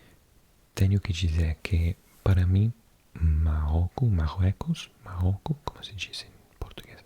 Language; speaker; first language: Portuguese; non-native, learner; English